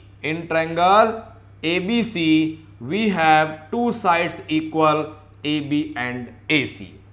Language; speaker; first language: English; non-native, local second language; Hindi